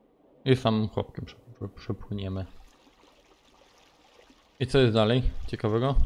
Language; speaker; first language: Polish; native; Polish